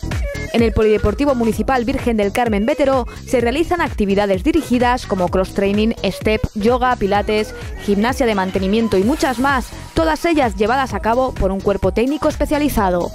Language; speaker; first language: Spanish; native; Spanish